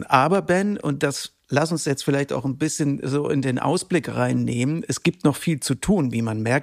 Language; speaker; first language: German; native; German